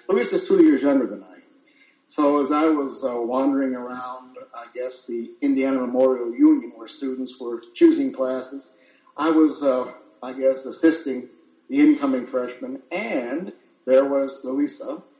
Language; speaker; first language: English; early bilingual, other home language; Italian